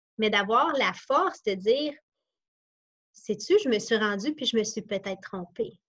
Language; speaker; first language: French; native; French